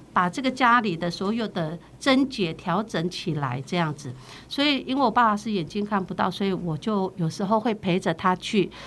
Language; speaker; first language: Chinese; non-native, local second language; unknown